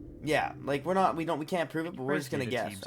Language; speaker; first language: English; native; English